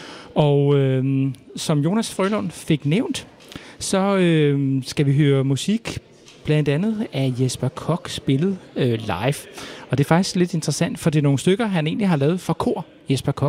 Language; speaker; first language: Danish; native; Danish